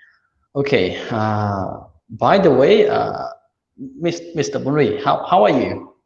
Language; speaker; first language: English; non-native, learner; Khmer